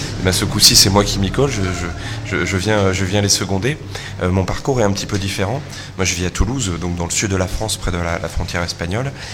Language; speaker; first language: French; native; French